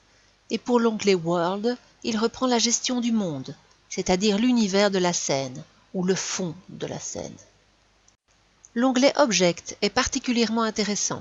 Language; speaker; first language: French; native; French